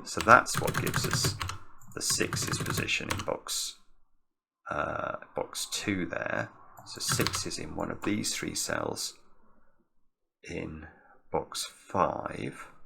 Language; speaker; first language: English; native; English